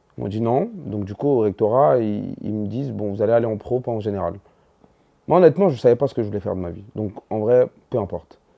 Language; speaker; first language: French; early bilingual, other home language; Dyula